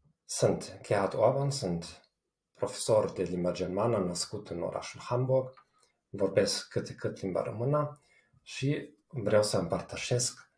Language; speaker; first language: Romanian; non-native, fluent; German